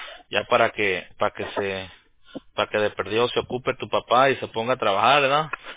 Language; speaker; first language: Spanish; early bilingual, heritage; Spanish